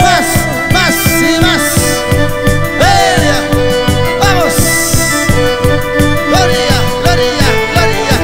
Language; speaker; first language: Spanish; native; Spanish